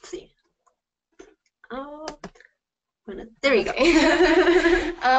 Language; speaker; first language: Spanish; early bilingual, heritage; Spanish